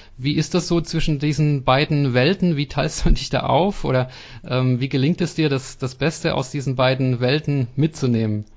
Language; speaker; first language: German; native; German